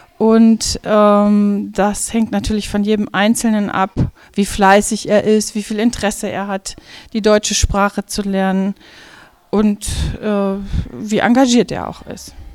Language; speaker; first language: German; native; German